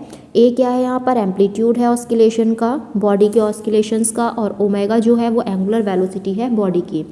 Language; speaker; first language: Hindi; native; Hindi